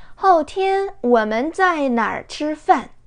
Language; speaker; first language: Chinese; non-native, fluent; Korean